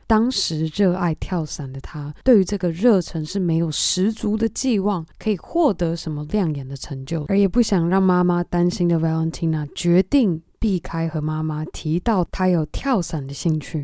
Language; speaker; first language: Chinese; native; Chinese